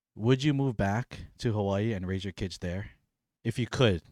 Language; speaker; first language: English; native; English